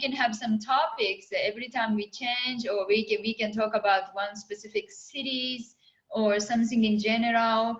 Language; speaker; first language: English; non-native, fluent; Japanese